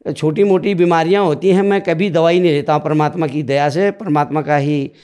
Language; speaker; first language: Hindi; native; Hindi